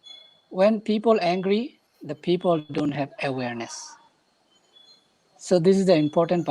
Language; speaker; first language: English; non-native, fluent; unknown